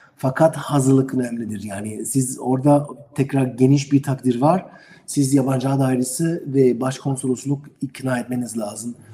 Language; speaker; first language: Turkish; non-native, learner; German